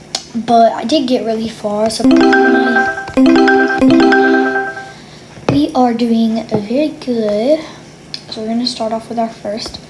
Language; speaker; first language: English; native; English